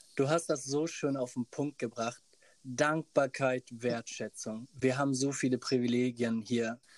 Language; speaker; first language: German; early bilingual, other home language; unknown